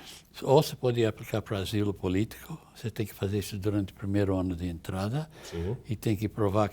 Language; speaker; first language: Portuguese; non-native, fluent; English